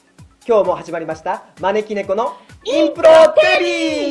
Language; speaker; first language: Japanese; native; Japanese